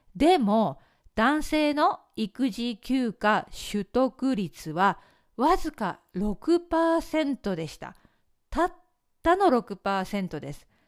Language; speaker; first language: Japanese; native; Japanese